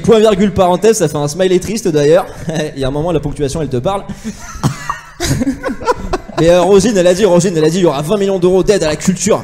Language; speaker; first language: French; native; French